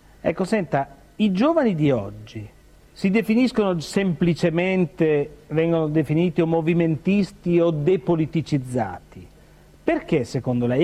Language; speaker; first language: Italian; native; Italian